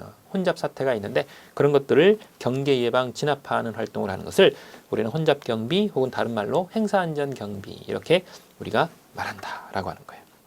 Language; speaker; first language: Korean; native; Korean